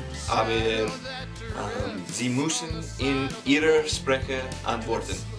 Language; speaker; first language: German; non-native, learner; English